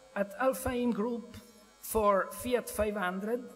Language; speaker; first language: English; non-native, fluent; Italian